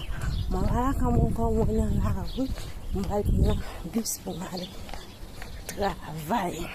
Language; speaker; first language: French; non-native, learner; Haitian Creole